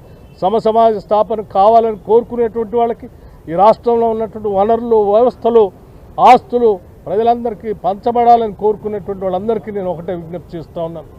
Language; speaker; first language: Telugu; native; Telugu